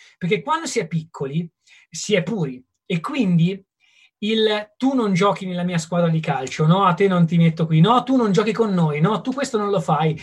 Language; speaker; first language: Italian; native; Italian